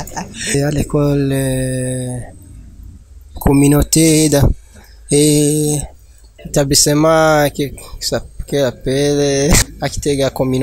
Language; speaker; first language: French; non-native, learner; Rundi